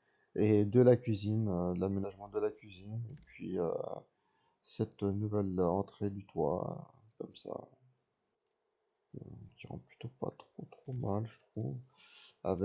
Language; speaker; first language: French; native; French